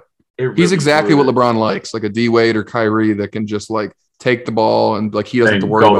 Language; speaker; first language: English; native; English